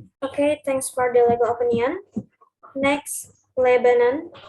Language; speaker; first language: English; non-native, learner; Indonesian